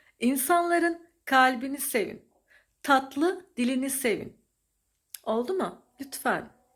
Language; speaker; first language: Turkish; native; Turkish